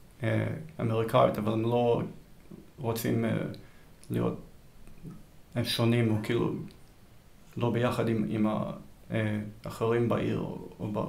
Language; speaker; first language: Hebrew; early bilingual, heritage; Hebrew